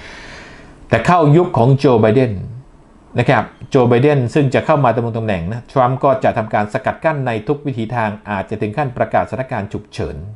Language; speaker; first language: Thai; native; Thai